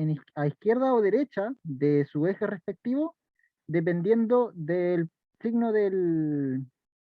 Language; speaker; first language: Spanish; native; Spanish